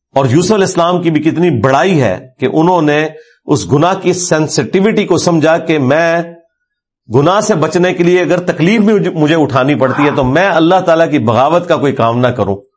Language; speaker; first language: Urdu; non-native, local second language; Punjabi